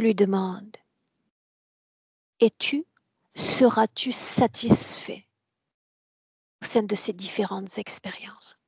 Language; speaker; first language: French; native; French